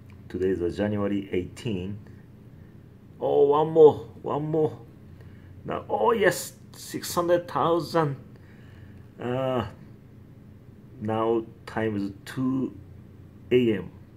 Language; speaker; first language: English; non-native, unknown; Japanese